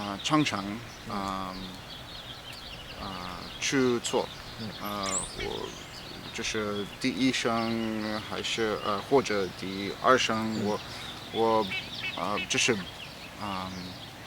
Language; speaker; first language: Chinese; non-native, learner; English